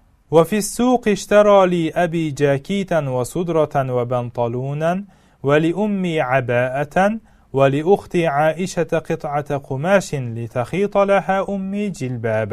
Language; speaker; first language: Arabic; non-native, fluent; Uzbek